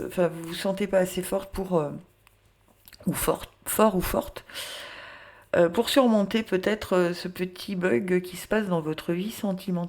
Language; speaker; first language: French; native; French